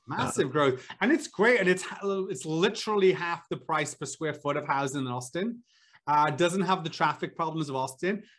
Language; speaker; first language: English; native; English